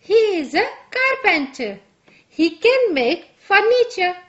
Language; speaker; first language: English; non-native, local second language; Gujarati